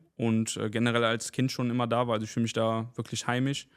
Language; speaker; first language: German; early bilingual, other home language; Spanish